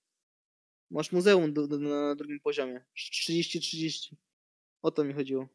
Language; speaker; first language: Polish; native; Polish